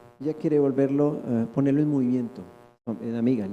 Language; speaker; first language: Spanish; native; Spanish